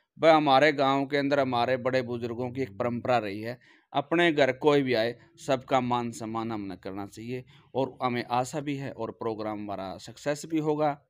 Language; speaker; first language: Hindi; native; Hindi